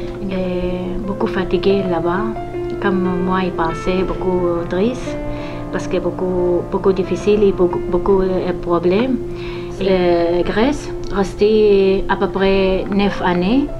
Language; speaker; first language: French; non-native, learner; Arabic